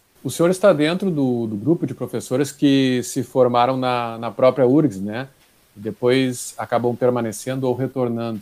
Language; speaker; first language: Portuguese; native; Portuguese